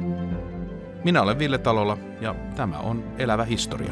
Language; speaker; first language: Finnish; native; Finnish